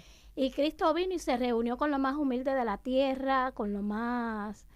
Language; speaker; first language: Spanish; native; Spanish